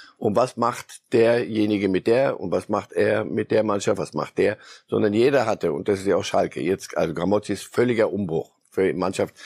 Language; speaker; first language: German; native; German